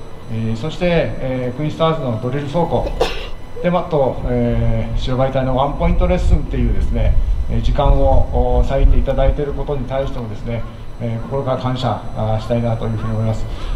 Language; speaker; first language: Japanese; native; Japanese